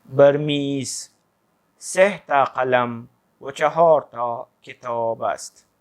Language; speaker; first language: Persian; non-native, fluent; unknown